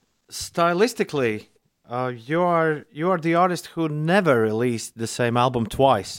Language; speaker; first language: English; non-native, fluent; Latvian